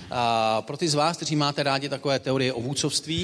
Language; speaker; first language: Czech; native; Czech